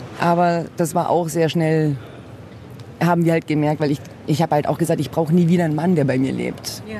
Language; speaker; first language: German; early bilingual, other home language; Portuguese